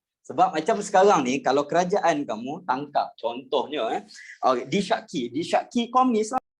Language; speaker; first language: Malay; native; Malay